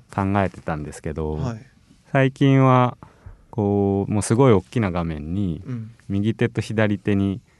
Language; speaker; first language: Japanese; native; Japanese